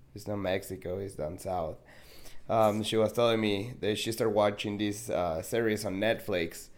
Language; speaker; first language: English; non-native, fluent; Spanish